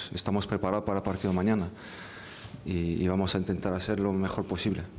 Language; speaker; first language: Spanish; non-native, fluent; French